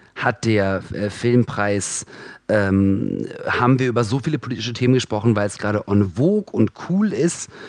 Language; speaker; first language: German; early bilingual, other home language; Russian